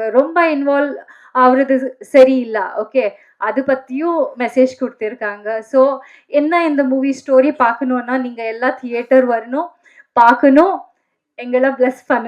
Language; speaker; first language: Tamil; non-native, learner; Kannada